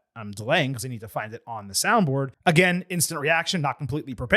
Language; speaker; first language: English; native; English